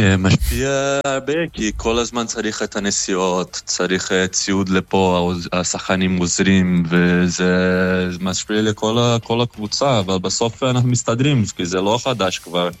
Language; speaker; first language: Hebrew; non-native, fluent; Portuguese